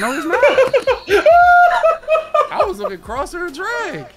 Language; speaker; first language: English; native; English